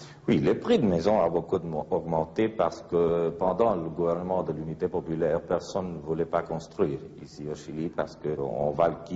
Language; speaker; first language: French; non-native, fluent; Spanish